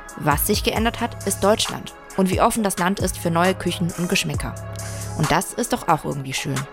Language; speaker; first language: German; early bilingual, other home language; Vietnamese